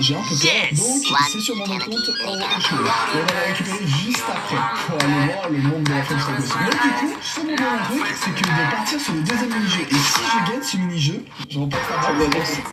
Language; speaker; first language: French; native; French